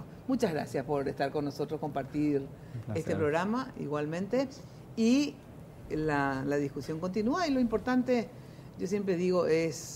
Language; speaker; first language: Spanish; native; Spanish